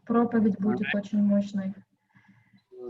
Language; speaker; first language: Russian; native; Russian